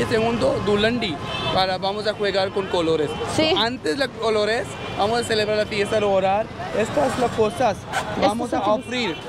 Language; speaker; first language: Spanish; non-native, learner; Hindi